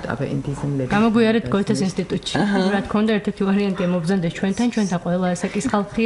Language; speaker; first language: Georgian; native; Georgian